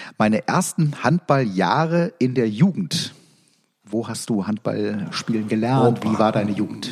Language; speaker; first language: German; native; German